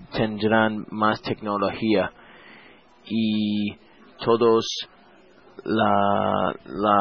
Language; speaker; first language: Spanish; non-native, learner; English